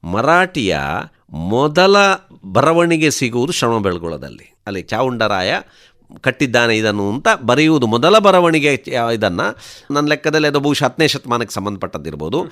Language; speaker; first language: Kannada; non-native, local second language; Tulu